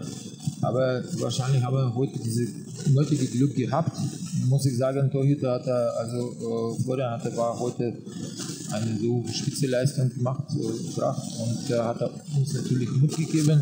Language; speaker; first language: German; non-native, learner; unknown